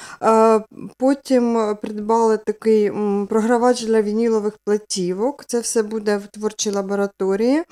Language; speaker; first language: Ukrainian; native; Ukrainian